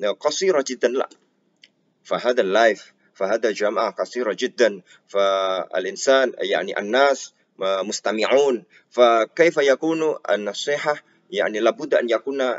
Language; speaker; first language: Arabic; non-native, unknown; Indonesian